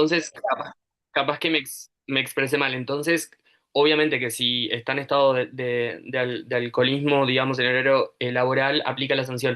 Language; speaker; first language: Spanish; native; Spanish